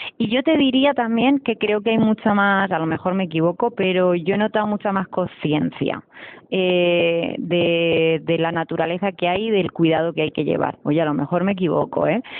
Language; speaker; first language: Spanish; native; Spanish